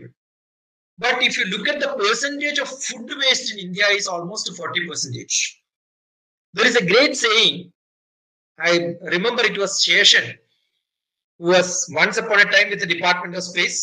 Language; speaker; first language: English; non-native, local second language; Malayalam